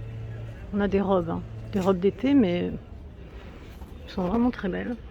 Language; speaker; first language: French; native; French